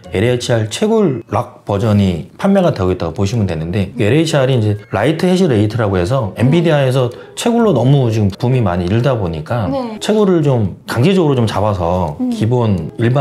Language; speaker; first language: Korean; native; Korean